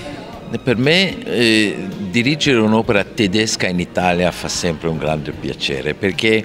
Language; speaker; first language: Italian; non-native, fluent; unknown